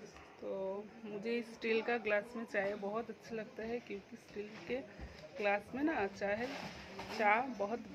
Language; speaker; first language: Hindi; non-native, local second language; Bangla